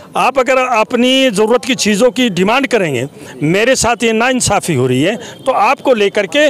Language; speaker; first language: Hindi; native; Hindi